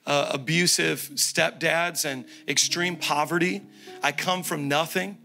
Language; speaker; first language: English; native; English